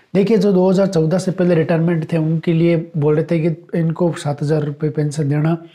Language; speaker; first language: Hindi; native; Hindi